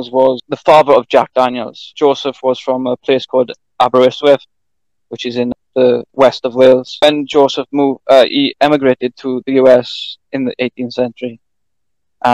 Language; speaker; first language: English; native; English